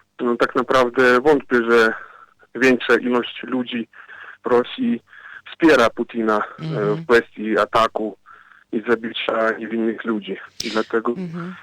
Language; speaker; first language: Polish; non-native, fluent; Ukrainian